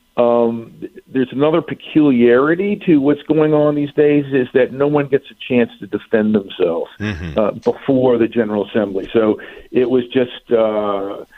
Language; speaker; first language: English; native; English